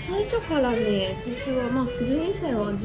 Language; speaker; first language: Japanese; non-native, fluent; Russian